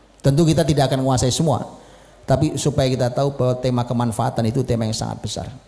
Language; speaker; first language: Indonesian; native; Indonesian